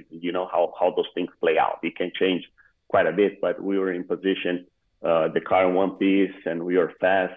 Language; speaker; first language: English; non-native, fluent; Portuguese